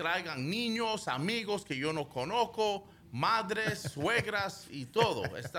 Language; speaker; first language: Spanish; early bilingual, heritage; Spanish